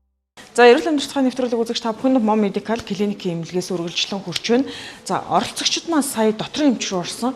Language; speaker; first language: Mongolian; native; Mongolian